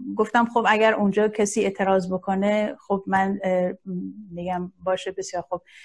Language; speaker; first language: Persian; non-native, local second language; Azerbaijani